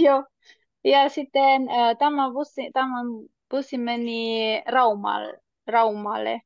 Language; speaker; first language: Finnish; non-native, learner; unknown